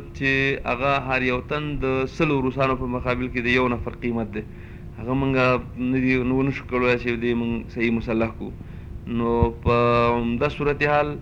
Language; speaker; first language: Pashto; non-native, local second language; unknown